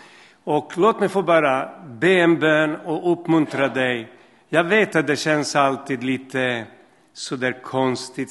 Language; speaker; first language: Swedish; non-native, fluent; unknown